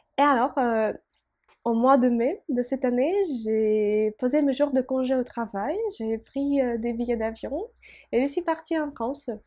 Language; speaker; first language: French; non-native, fluent; Russian